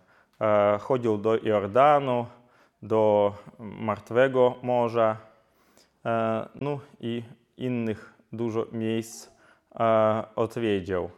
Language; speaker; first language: Polish; non-native, fluent; Ukrainian